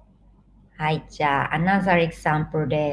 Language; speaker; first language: Japanese; non-native, fluent; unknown